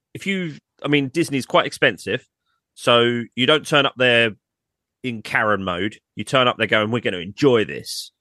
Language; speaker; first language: English; native; English